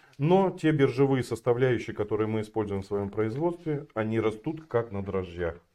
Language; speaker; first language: Russian; native; Russian